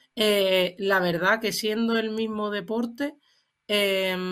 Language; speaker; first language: Spanish; native; Spanish